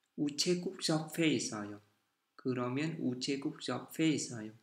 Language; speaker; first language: Korean; non-native, fluent; Vietnamese